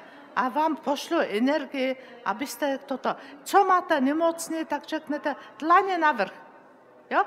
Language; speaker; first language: Czech; non-native, learner; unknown